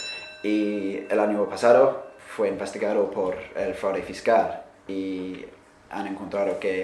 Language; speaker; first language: Spanish; non-native, fluent; English